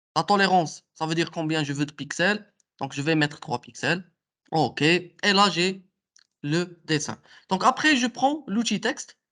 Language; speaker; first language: French; non-native, local second language; Arabic